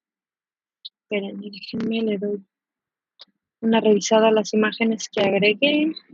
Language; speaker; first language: Spanish; native; Spanish